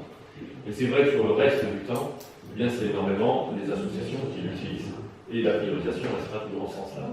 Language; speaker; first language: French; native; French